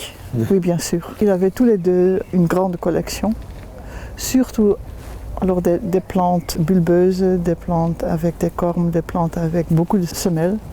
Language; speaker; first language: French; non-native, fluent; Dutch